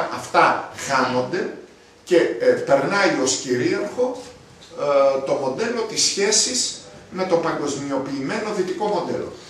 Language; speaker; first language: Greek; native; Greek